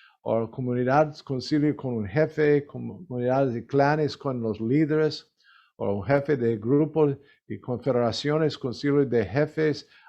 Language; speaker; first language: Spanish; non-native, learner; English